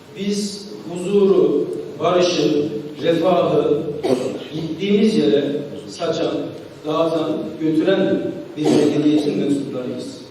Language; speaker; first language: Turkish; early bilingual, heritage; Turkish